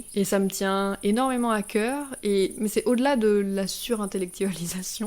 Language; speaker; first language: French; native; French